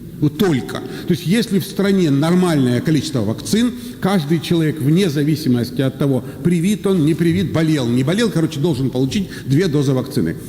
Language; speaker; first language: Russian; native; Russian